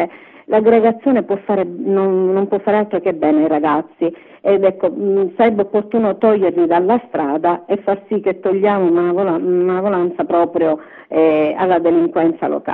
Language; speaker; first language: Italian; native; Italian